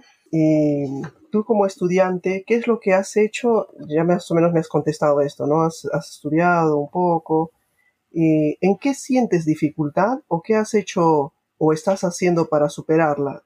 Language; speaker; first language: Spanish; native; Spanish